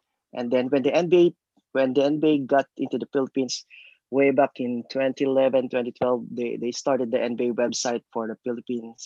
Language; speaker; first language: English; non-native, local second language; Filipino